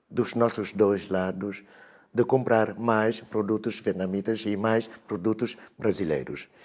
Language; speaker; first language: Portuguese; non-native, fluent; Vietnamese